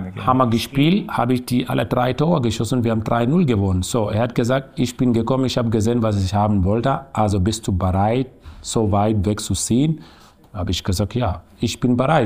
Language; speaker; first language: German; non-native, learner; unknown